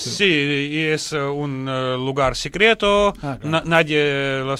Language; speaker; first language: Spanish; non-native, learner; Russian